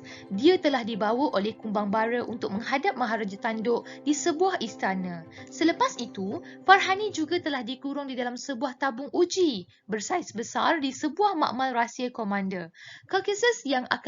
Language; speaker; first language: Malay; native; Malay